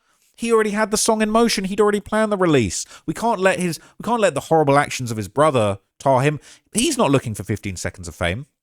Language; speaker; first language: English; native; English